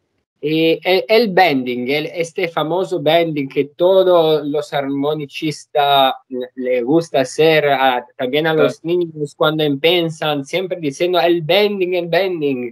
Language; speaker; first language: Spanish; non-native, learner; Italian